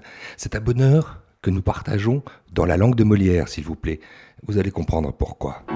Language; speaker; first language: French; native; French